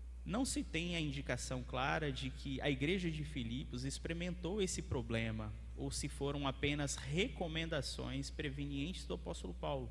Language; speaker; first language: Portuguese; native; Portuguese